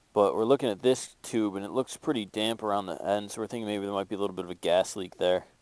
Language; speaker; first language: English; native; English